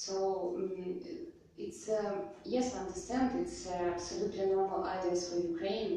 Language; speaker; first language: English; non-native, learner; Russian